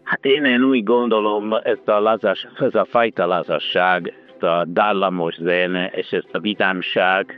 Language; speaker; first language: Hungarian; non-native, fluent; Italian